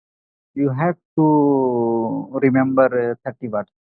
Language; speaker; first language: English; non-native, learner; Hindi